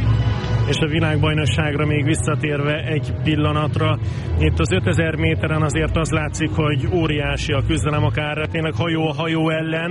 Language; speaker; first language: Hungarian; native; Hungarian